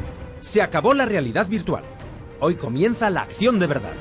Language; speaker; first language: Spanish; native; Spanish